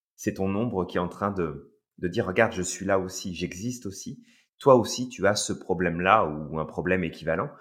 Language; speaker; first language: French; native; French